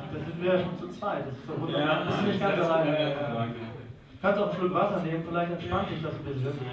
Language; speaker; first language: German; native; German